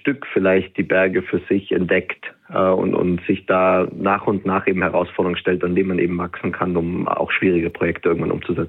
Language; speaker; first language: German; native; German